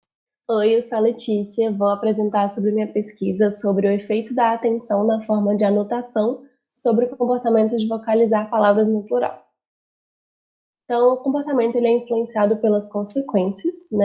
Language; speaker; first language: Portuguese; native; Portuguese